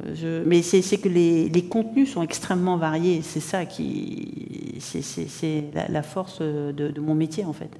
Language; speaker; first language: French; native; French